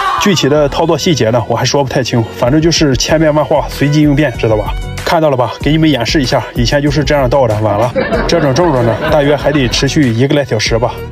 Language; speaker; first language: Chinese; native; Chinese